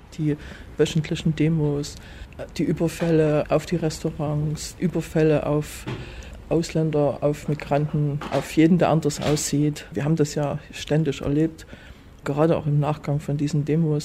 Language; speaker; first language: German; native; German